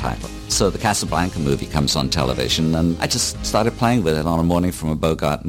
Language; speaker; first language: English; native; English